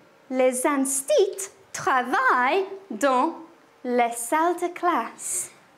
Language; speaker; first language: French; non-native, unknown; English